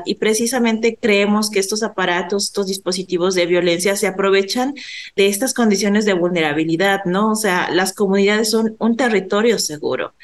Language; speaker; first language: Spanish; native; Spanish